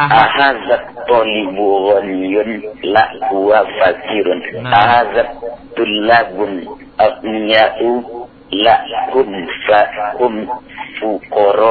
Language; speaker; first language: Arabic; non-native, learner; Indonesian